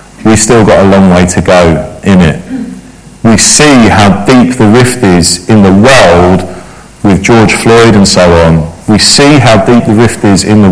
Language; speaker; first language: English; native; English